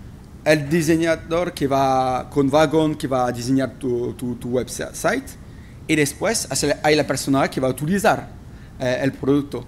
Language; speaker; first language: Spanish; non-native, fluent; French